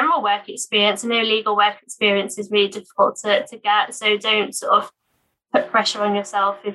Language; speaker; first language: English; native; English